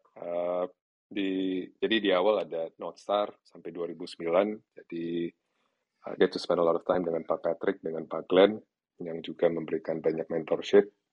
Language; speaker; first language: Indonesian; early bilingual, other home language; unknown